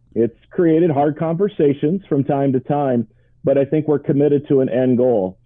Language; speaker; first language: English; native; English